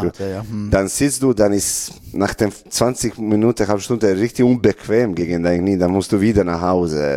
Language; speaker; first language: German; non-native, learner; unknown